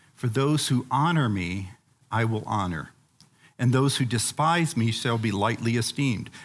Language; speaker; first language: English; native; English